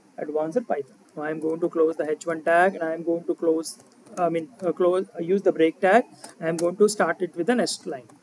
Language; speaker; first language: English; non-native, local second language; Telugu